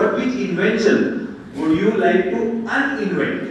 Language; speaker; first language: English; non-native, local second language; Marathi